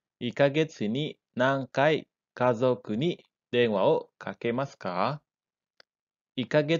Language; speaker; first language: Japanese; non-native, fluent; Indonesian